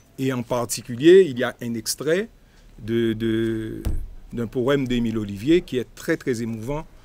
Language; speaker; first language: French; non-native, local second language; Haitian Creole